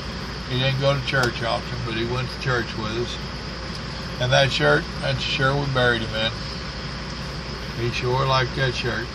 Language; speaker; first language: English; native; English